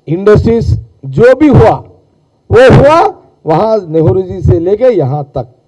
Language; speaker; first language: Hindi; non-native, local second language; Telugu